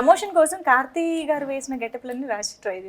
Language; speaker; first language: Telugu; native; Telugu